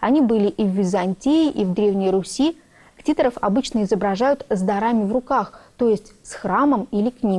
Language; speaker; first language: Russian; native; Russian